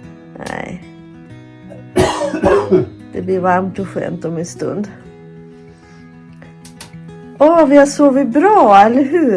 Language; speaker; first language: Swedish; native; Swedish